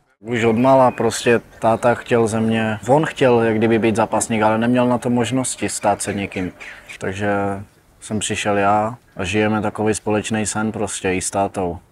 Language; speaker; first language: Czech; native; Czech